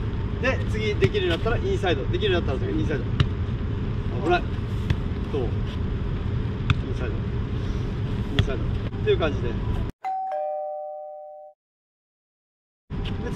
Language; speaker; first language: Japanese; native; Japanese